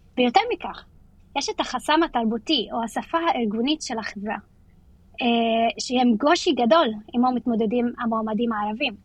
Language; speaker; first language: Hebrew; non-native, local second language; Arabic